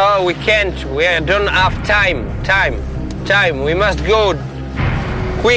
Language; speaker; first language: English; non-native, learner; French